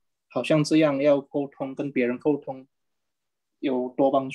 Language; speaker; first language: Chinese; non-native, fluent; Indonesian